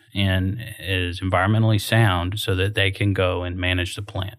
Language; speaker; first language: English; native; English